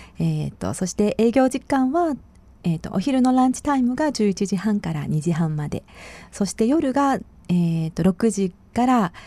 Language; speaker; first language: Japanese; non-native, fluent; Chinese